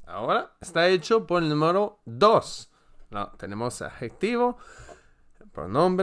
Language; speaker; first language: Spanish; non-native, learner; French